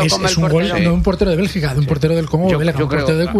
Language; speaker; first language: Spanish; native; Spanish